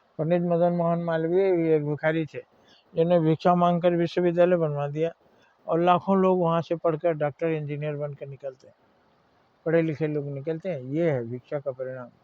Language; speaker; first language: Hindi; native; Hindi